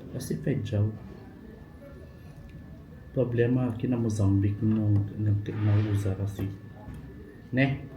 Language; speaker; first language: Portuguese; non-native, learner; Filipino